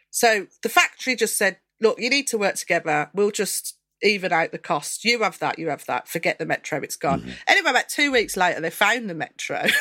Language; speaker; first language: English; native; English